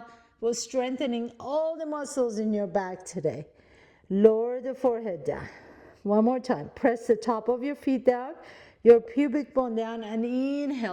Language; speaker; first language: English; native; English